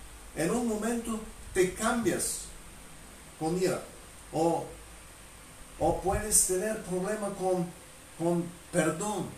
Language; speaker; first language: Spanish; non-native, fluent; Bulgarian